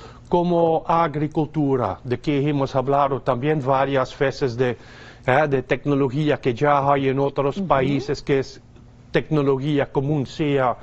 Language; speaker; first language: Spanish; non-native, fluent; Dutch